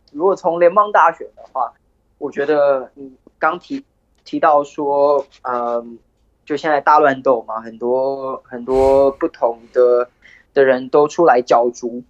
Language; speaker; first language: Chinese; early bilingual, heritage; Chinese